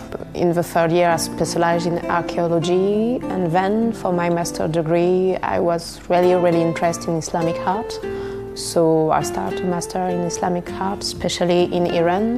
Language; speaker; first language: English; non-native, fluent; French